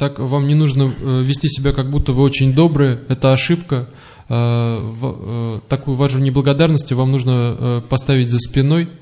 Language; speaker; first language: Russian; native; Russian